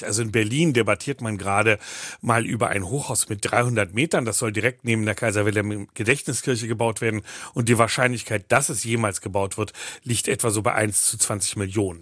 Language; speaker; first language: German; native; German